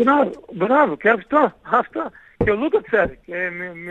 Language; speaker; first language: Greek; non-native, learner; Portuguese